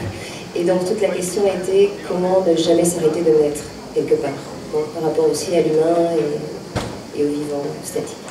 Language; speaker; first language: French; native; French